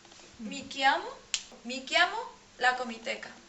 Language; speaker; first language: Italian; non-native, learner; Spanish